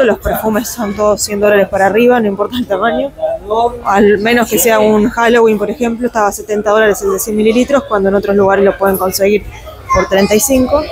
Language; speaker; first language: Spanish; native; Spanish